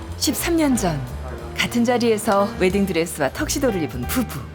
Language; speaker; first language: Korean; native; Korean